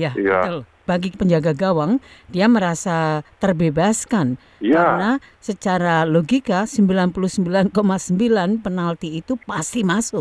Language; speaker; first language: Indonesian; native; Indonesian